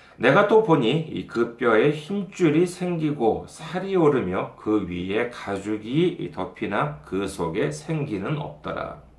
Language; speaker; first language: Korean; native; Korean